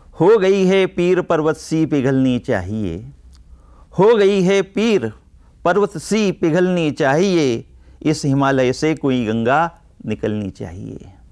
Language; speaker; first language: Hindi; native; Hindi